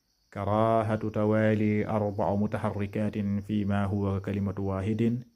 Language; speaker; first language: Arabic; non-native, fluent; Wolof